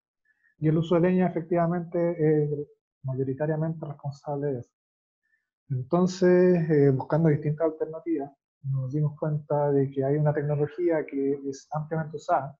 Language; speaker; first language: Spanish; native; Spanish